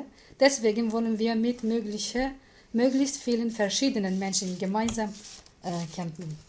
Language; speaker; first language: German; non-native, learner; Kurdish